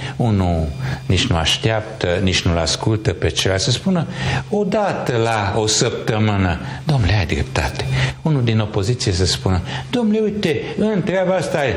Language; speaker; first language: Romanian; non-native, local second language; Hungarian